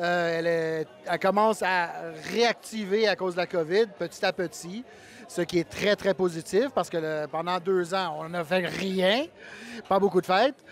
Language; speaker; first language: French; non-native, fluent; Portuguese